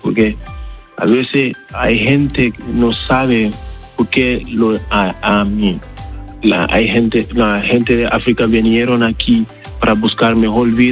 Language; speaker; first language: Spanish; non-native, learner; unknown